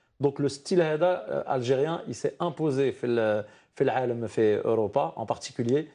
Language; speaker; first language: French; non-native, local second language; Arabic